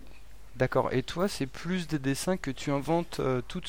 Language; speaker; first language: French; native; French